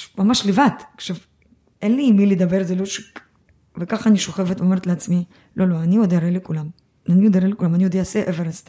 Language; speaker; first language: Hebrew; early bilingual, other home language; Russian